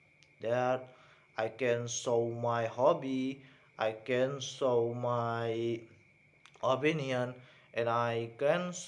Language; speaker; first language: English; non-native, learner; Indonesian